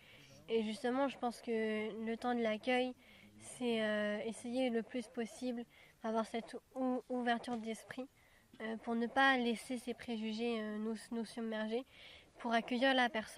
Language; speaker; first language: French; native; French